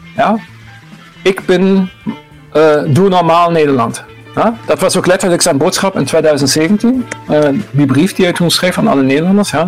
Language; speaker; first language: Dutch; non-native, fluent; German